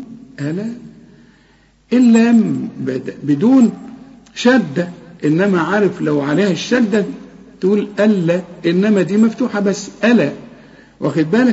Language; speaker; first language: Arabic; native; Arabic